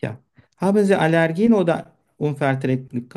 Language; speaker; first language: German; non-native, learner; Turkish